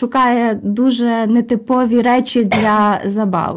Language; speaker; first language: Ukrainian; native; Ukrainian